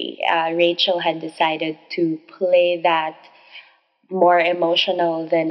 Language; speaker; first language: English; non-native, local second language; Filipino